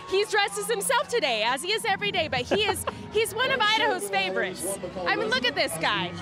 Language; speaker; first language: English; native; English